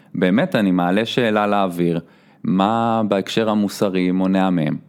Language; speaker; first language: Hebrew; native; Hebrew